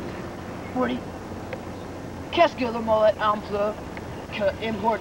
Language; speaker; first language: French; non-native, learner; English